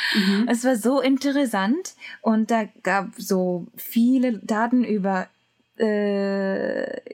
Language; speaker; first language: German; non-native, learner; Japanese